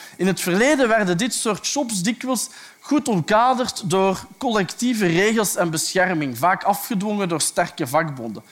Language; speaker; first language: Dutch; native; Dutch